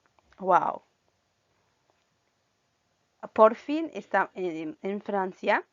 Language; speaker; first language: Spanish; non-native, fluent; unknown